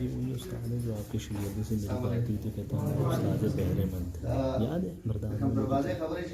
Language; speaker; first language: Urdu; non-native, local second language; Pashto